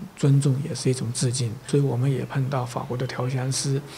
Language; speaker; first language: Chinese; native; Chinese